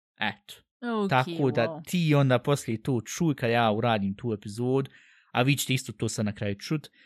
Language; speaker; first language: Bosnian; early bilingual, heritage; Bosnian